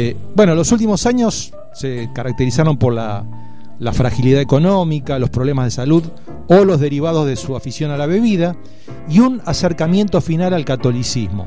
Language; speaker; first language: Spanish; native; Spanish